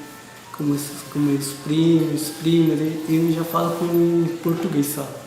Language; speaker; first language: Portuguese; non-native, local second language; Guarani